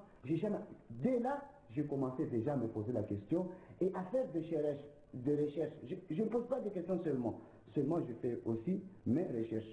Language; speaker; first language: French; non-native, local second language; Ngazidja Comorian